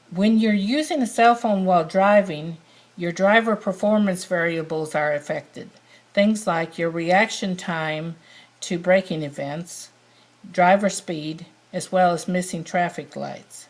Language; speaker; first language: English; native; English